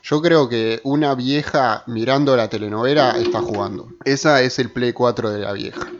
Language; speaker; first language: Spanish; native; Spanish